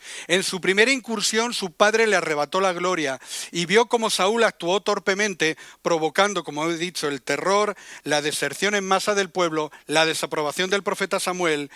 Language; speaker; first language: Spanish; native; Spanish